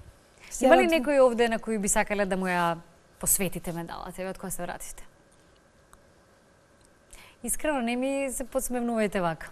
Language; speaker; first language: Macedonian; native; Macedonian